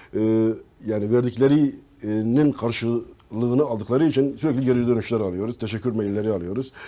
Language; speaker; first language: Turkish; non-native, local second language; Kurdish